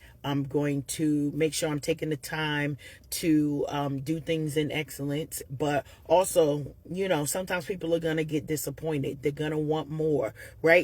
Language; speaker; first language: English; native; English